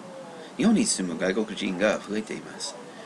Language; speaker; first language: Japanese; non-native, learner; English